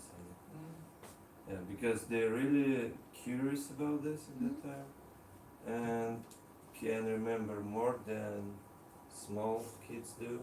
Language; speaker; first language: English; non-native, learner; Russian